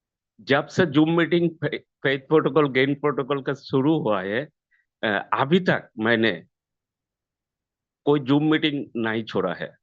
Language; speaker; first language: Hindi; non-native, learner; Bangla